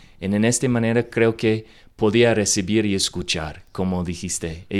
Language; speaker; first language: Spanish; non-native, learner; English